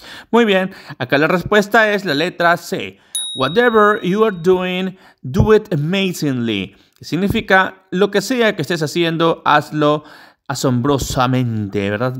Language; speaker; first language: Spanish; native; Spanish